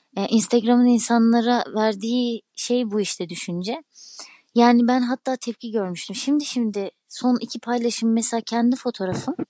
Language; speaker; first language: Turkish; native; Turkish